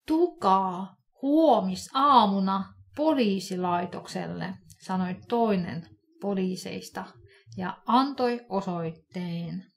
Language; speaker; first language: Finnish; non-native, fluent; Russian